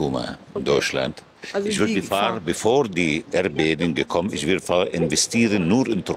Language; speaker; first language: German; non-native, fluent; Arabic